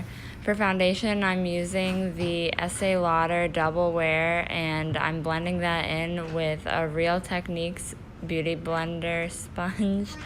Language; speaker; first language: English; native; English